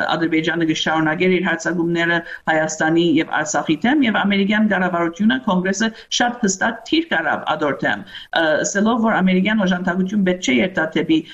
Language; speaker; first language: Armenian; early bilingual, heritage; Armenian